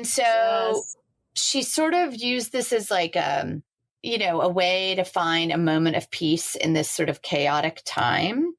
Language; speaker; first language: English; native; English